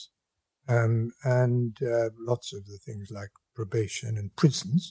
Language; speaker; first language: English; native; English